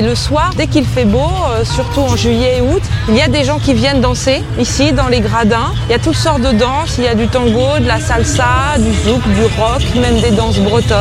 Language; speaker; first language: French; native; French